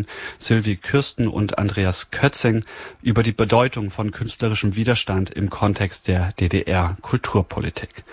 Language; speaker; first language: German; native; German